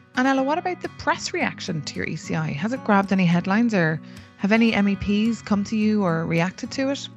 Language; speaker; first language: English; native; English